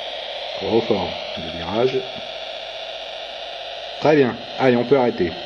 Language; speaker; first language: French; native; French